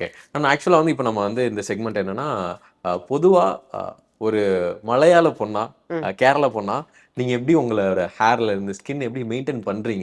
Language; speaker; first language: Tamil; native; Tamil